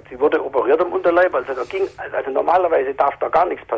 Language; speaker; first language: German; native; German